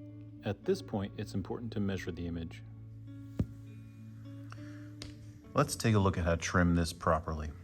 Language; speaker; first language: English; native; English